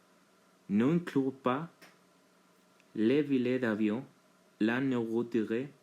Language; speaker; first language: French; non-native, learner; Spanish